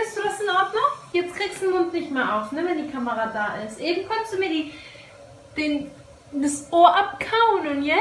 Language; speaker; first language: German; native; German